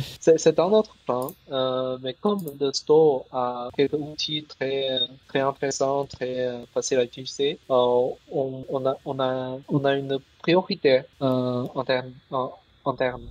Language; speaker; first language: French; non-native, learner; Chinese